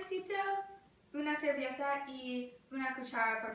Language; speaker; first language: Spanish; non-native, learner; English